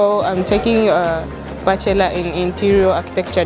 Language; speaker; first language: English; non-native, local second language; Swahili